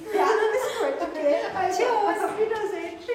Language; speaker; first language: German; native; German